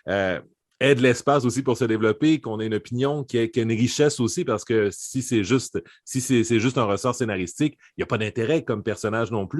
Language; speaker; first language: French; native; French